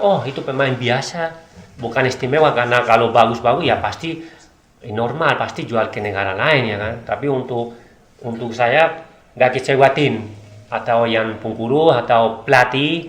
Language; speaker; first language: Indonesian; non-native, learner; Spanish